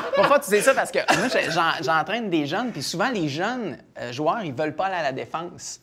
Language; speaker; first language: French; native; French